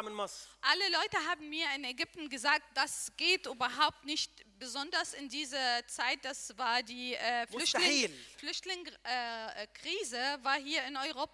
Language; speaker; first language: German; non-native, learner; Arabic